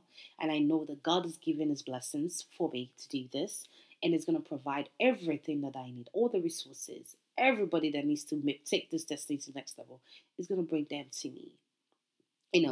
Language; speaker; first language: English; non-native, local second language; Yoruba